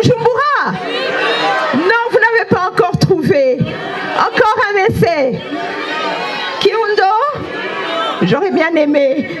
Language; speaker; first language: French; non-native, local second language; Rundi